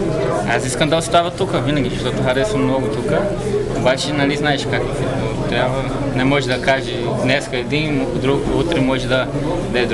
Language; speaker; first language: Bulgarian; non-native, learner; Portuguese